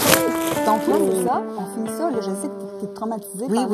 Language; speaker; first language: French; native; French